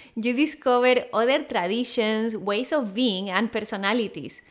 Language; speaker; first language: English; non-native, fluent; Spanish